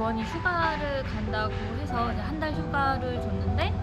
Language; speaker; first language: Korean; native; Korean